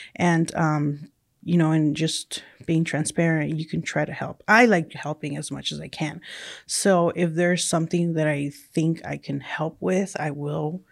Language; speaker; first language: English; early bilingual, other home language; Spanish